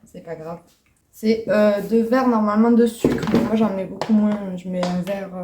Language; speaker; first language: French; native; French